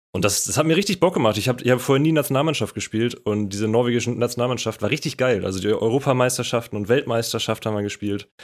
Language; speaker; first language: German; native; German